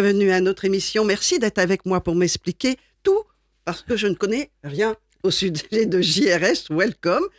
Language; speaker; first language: French; native; French